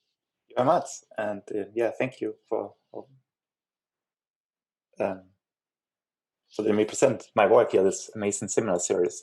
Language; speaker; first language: English; non-native, fluent; Danish